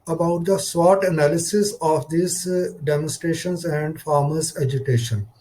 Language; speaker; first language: English; non-native, local second language; Punjabi